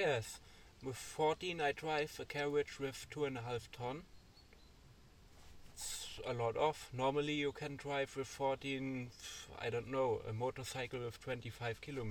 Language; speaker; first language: English; non-native, learner; German